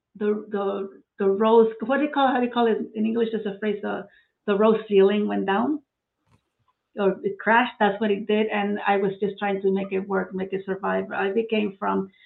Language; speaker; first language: English; non-native, fluent; Spanish